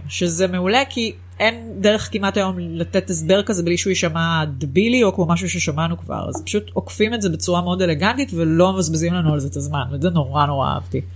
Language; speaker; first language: Hebrew; native; Hebrew